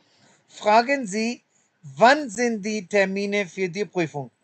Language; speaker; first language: German; non-native, fluent; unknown